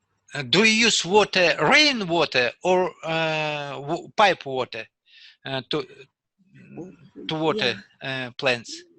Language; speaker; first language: English; non-native, learner; Russian